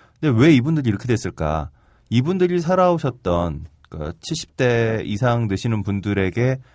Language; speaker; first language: Korean; native; Korean